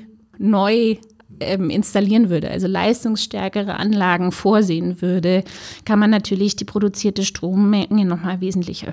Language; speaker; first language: German; native; German